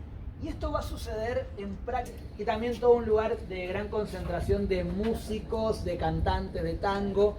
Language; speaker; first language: Spanish; native; Spanish